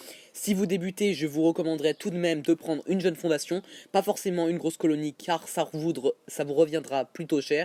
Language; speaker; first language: French; native; French